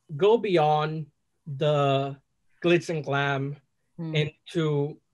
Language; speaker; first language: English; non-native, fluent; Spanish